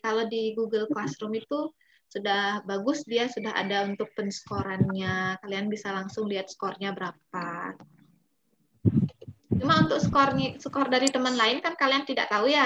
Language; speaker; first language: Indonesian; non-native, local second language; Balinese